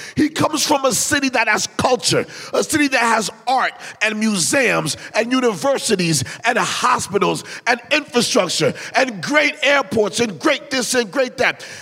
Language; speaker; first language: English; early bilingual, other home language; Haitian Creole